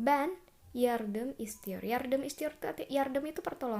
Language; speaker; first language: Turkish; non-native, fluent; Indonesian